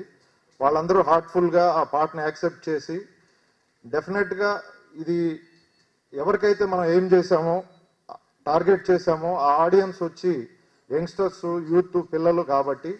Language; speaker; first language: Telugu; native; Telugu